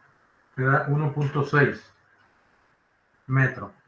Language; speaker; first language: Spanish; native; Spanish